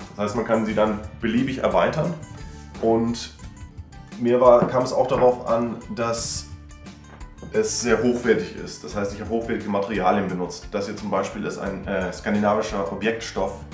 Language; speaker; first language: German; non-native, fluent; Danish